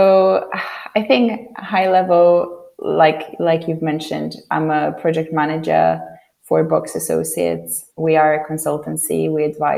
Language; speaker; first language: English; non-native, fluent; Polish